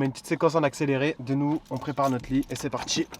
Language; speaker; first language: French; native; French